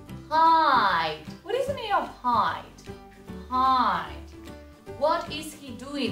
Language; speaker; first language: English; non-native, fluent; Spanish